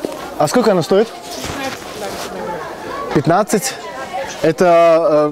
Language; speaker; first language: Russian; non-native, local second language; Latvian